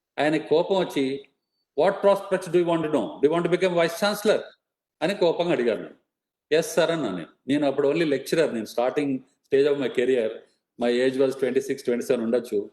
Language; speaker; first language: Telugu; native; Telugu